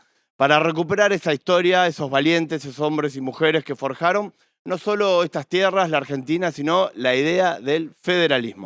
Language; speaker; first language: Spanish; native; Spanish